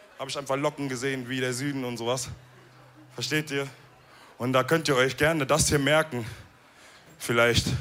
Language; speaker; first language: German; early bilingual, other home language; Wolof